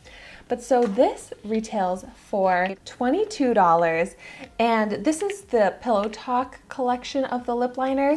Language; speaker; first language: English; native; English